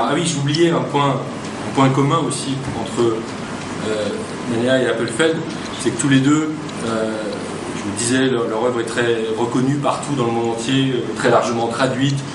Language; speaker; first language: French; native; French